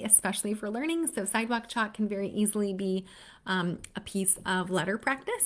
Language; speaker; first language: English; native; English